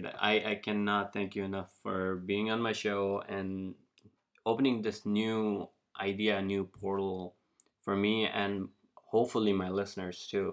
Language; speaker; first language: English; non-native, local second language; Nepali